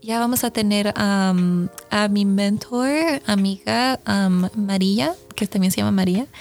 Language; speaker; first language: Spanish; early bilingual, heritage; Spanish